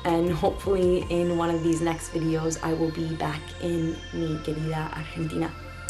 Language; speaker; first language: English; native; English